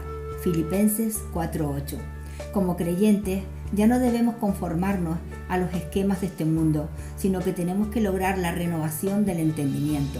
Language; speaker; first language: Spanish; native; Spanish